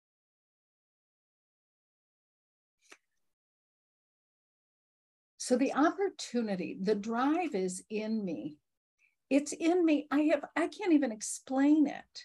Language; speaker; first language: English; native; English